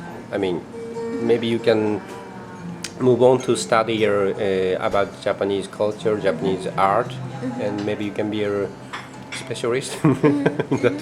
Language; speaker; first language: English; non-native, fluent; Japanese